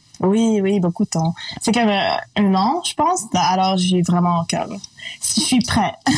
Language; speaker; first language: French; non-native, local second language; English